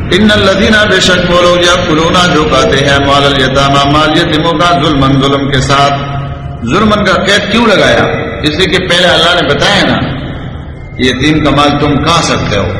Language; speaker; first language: Urdu; non-native, local second language; Pashto